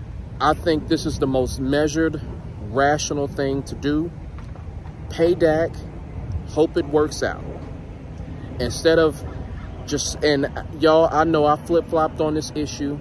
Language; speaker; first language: English; native; English